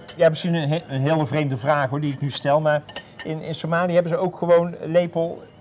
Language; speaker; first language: Dutch; native; Dutch